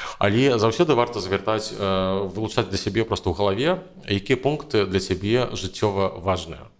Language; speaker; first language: Belarusian; native; Belarusian